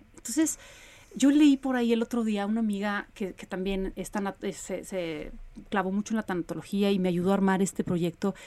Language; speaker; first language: Spanish; early bilingual, other home language; Polish